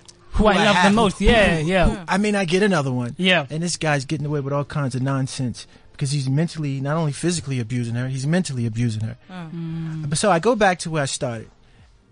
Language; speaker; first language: English; native; English